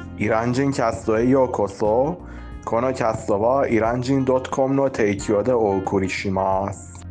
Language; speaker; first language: Japanese; non-native, fluent; Persian